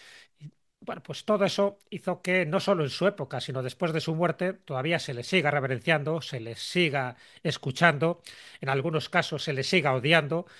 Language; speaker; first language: Spanish; native; Spanish